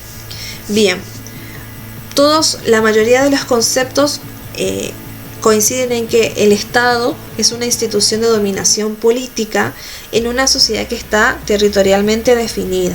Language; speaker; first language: Spanish; native; Spanish